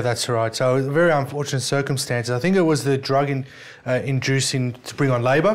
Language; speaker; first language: English; native; English